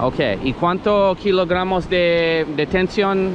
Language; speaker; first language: Spanish; non-native, learner; English